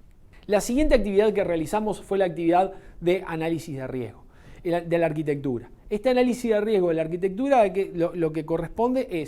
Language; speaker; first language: Spanish; native; Spanish